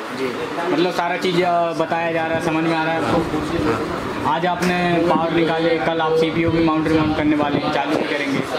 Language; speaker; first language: Hindi; native; Hindi